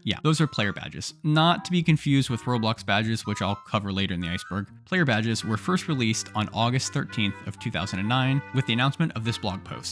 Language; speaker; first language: English; native; English